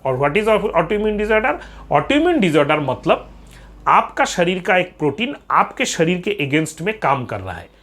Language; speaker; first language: Hindi; non-native, local second language; Bangla